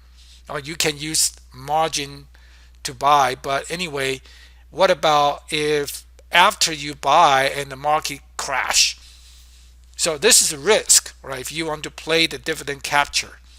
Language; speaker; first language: English; non-native, fluent; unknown